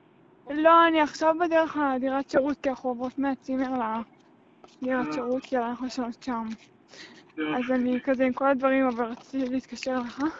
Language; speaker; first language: Hebrew; native; Hebrew